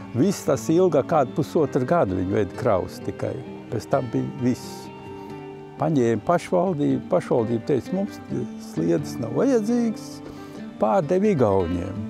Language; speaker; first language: Latvian; native; Latvian